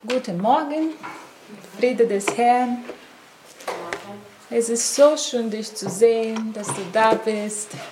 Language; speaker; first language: German; non-native, fluent; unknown